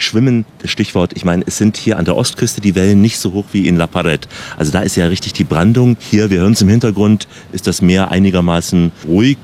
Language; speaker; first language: German; native; German